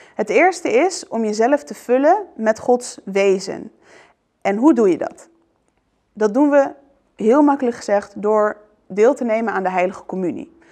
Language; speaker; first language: Dutch; early bilingual, other home language; Arabic